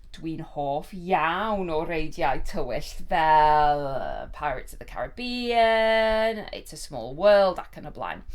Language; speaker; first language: Welsh; non-native, learner; English